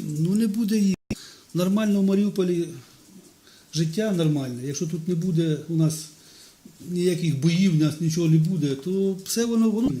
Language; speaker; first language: Ukrainian; non-native, local second language; Russian